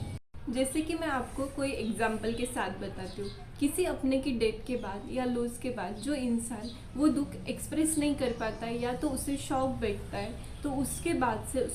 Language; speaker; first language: Hindi; non-native, local second language; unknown